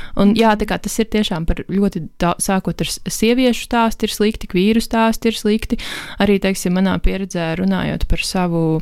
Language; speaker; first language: Latvian; native; Latvian